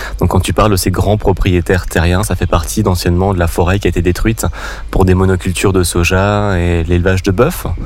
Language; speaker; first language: French; native; French